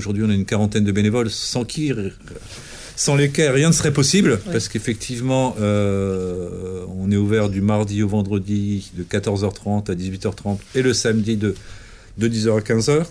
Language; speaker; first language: French; native; French